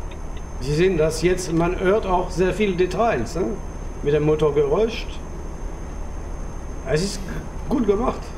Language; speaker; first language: German; non-native, learner; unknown